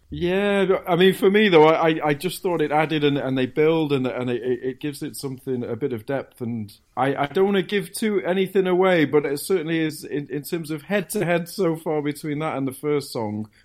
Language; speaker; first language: English; native; English